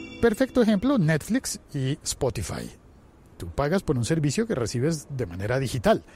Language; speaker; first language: Spanish; native; Spanish